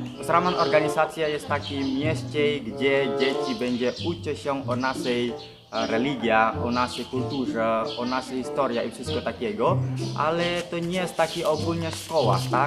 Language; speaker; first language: Polish; non-native, learner; Balinese